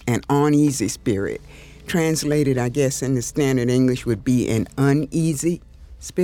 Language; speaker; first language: English; native; English